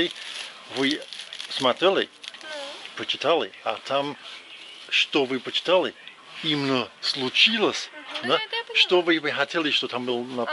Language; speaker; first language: Russian; non-native, learner; English